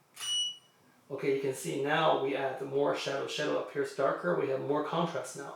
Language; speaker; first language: English; non-native, fluent; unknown